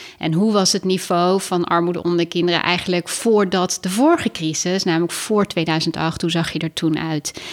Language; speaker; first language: Dutch; native; Dutch